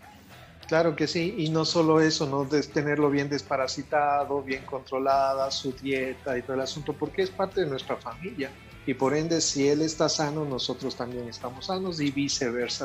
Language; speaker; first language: Spanish; native; Spanish